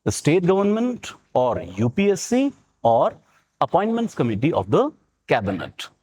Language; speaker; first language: English; non-native, local second language; Punjabi